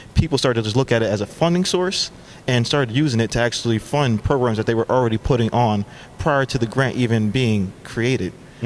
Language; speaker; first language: English; native; English